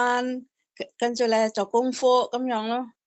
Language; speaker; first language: Cantonese; non-native, learner; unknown